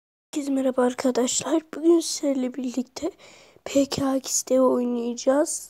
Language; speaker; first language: Turkish; native; Turkish